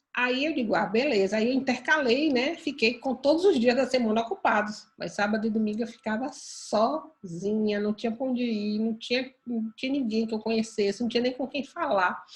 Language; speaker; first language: Portuguese; native; Portuguese